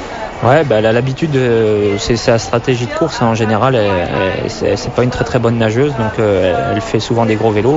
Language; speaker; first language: French; native; French